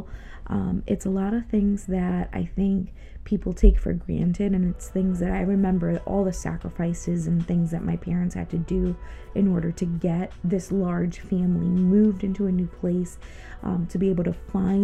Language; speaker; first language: English; native; English